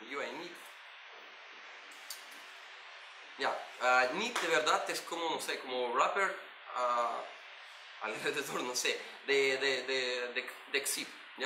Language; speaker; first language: Spanish; non-native, learner; Russian